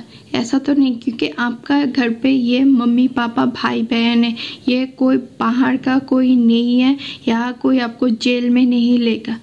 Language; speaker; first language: Hindi; non-native, local second language; Assamese